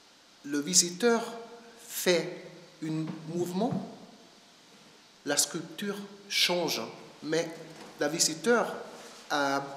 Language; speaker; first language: French; non-native, learner; German